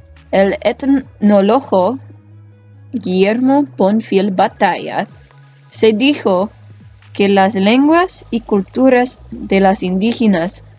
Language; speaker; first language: Spanish; non-native, learner; English